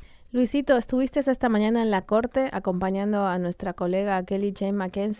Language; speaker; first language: Spanish; native; Spanish